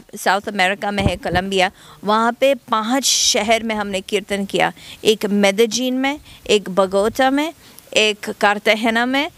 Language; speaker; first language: Hindi; non-native, fluent; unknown